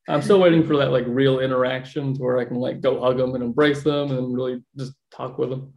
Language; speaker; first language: English; native; English